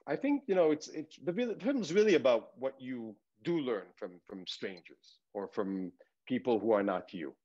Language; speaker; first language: English; early bilingual, other home language; Hebrew